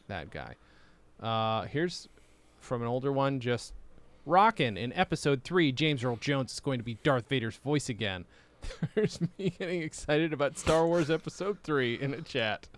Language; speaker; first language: English; native; English